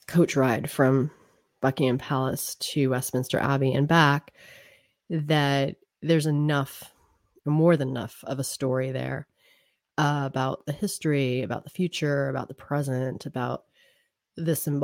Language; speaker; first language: English; native; English